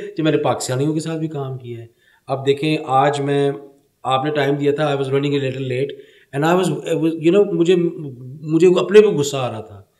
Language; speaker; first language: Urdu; early bilingual, heritage; Punjabi